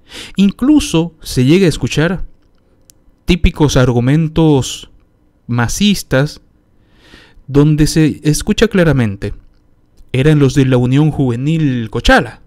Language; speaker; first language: Spanish; native; Spanish